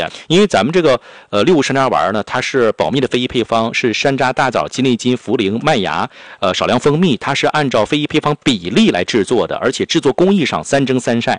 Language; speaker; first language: Chinese; native; Chinese